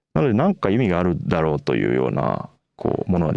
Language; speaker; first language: Japanese; native; Japanese